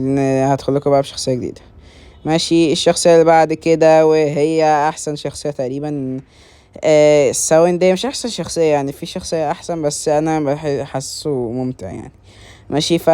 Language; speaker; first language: Arabic; native; Arabic